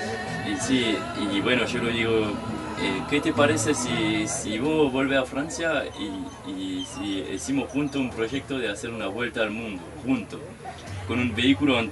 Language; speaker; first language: Spanish; non-native, fluent; French